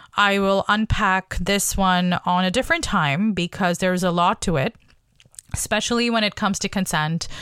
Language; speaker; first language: English; non-native, local second language; Bangla